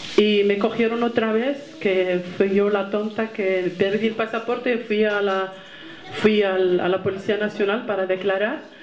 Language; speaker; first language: Spanish; non-native, fluent; Arabic